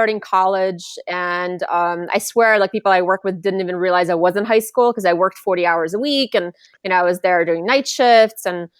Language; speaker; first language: English; non-native, fluent; Lithuanian